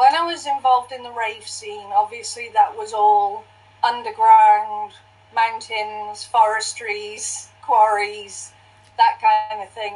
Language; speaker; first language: English; native; English